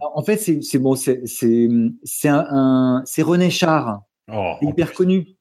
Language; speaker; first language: French; native; French